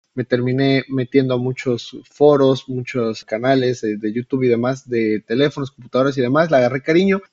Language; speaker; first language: Spanish; native; Spanish